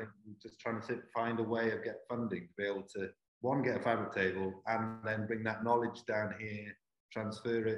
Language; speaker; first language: English; native; English